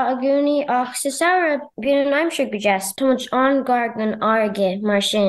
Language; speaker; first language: English; native; English